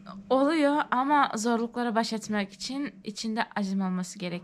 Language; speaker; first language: Turkish; non-native, fluent; Turkmen